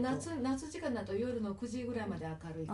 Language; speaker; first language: Japanese; native; Japanese